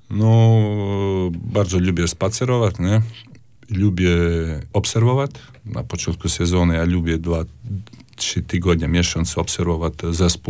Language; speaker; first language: Polish; non-native, learner; Croatian